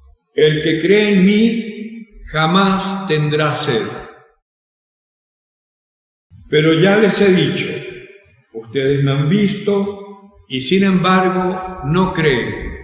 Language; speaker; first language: Spanish; native; Spanish